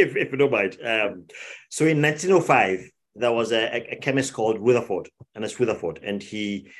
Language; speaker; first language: English; non-native, local second language; Akan